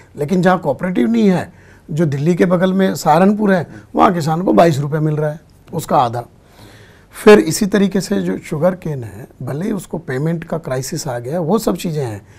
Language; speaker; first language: Hindi; native; Hindi